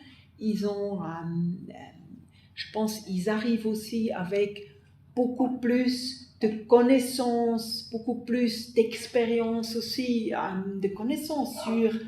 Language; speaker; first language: French; non-native, fluent; German